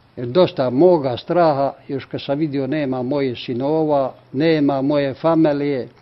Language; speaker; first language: Serbian; native; Serbian